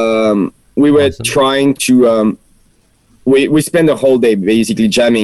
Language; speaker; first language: English; non-native, fluent; French